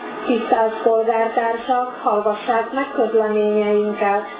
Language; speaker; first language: Hungarian; non-native, local second language; Slovak